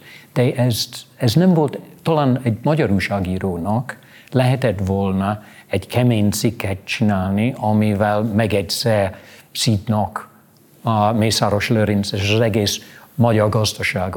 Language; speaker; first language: Hungarian; non-native, fluent; English